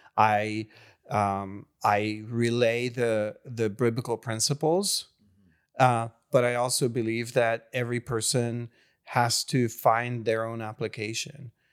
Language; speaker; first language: English; non-native, fluent; Hungarian